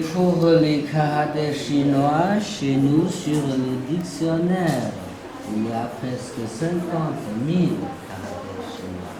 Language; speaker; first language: French; non-native, learner; Chinese